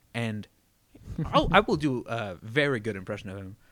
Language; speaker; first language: English; native; English